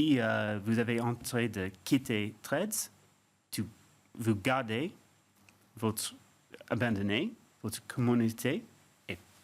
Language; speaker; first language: French; non-native, fluent; English